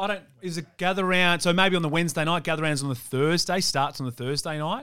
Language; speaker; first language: English; native; English